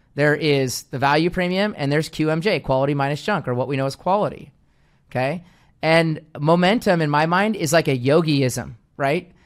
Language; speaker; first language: English; native; English